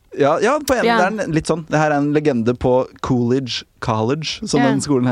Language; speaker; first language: Norwegian; native; Norwegian